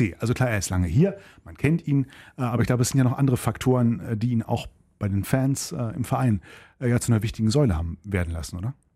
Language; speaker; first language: German; native; German